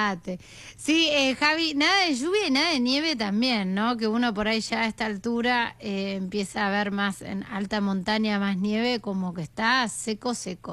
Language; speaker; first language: Spanish; native; Spanish